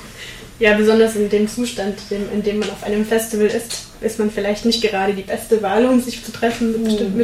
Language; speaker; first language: German; native; German